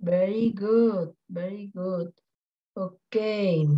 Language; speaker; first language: English; non-native, learner; Spanish